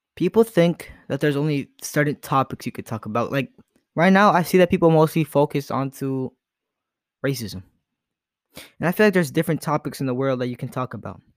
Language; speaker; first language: English; early bilingual, other home language; Spanish